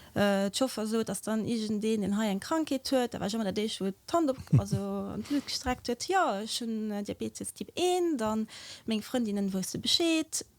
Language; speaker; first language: Luxembourgish; early bilingual, other home language; Portuguese